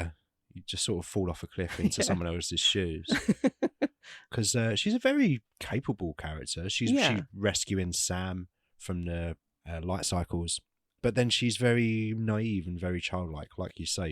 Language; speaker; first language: English; native; English